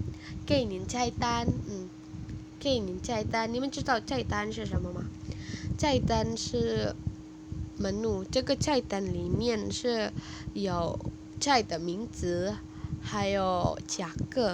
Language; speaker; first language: Chinese; non-native, fluent; Indonesian